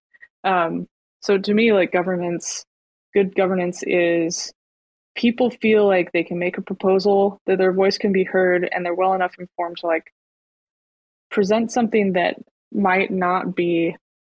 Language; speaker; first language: English; native; English